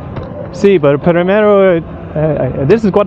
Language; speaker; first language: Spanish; non-native, learner; English